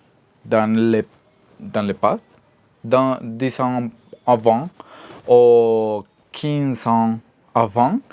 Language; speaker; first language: French; non-native, learner; Spanish